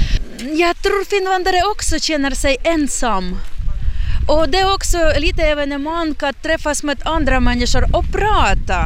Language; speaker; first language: Swedish; non-native, learner; Ukrainian